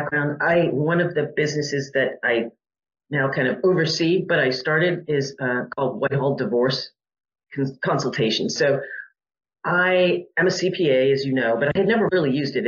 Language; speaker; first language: English; native; English